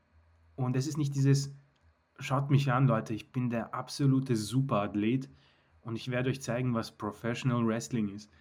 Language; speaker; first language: German; native; German